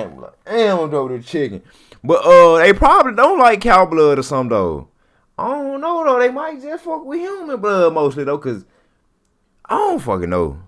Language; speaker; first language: English; native; English